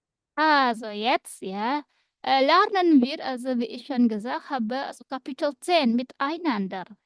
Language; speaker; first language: German; non-native, fluent; Indonesian